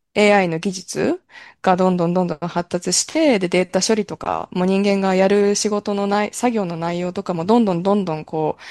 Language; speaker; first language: Japanese; native; Japanese